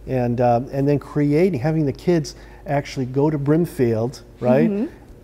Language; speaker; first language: English; native; English